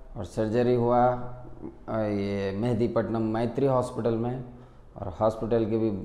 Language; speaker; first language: Hindi; non-native, local second language; Urdu